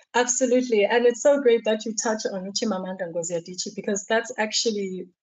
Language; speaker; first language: English; non-native, local second language; Xhosa